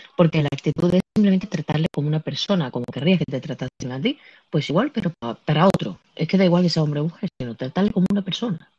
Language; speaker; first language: Spanish; native; Spanish